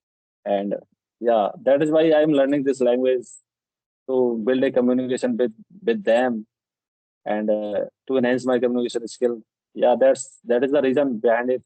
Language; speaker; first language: English; non-native, local second language; Hindi